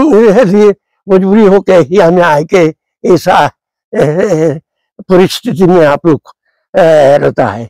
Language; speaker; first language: Hindi; non-native, local second language; Bangla